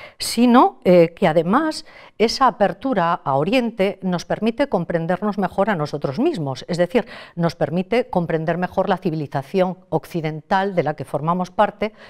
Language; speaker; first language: Spanish; native; Spanish